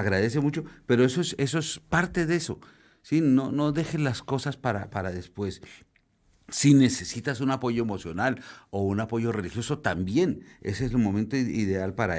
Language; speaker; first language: Spanish; native; Spanish